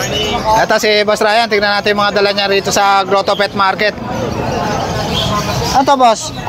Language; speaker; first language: Filipino; native; Filipino